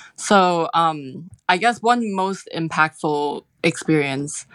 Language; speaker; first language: English; non-native, local second language; Cantonese